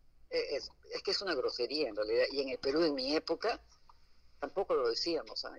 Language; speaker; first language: Spanish; native; Spanish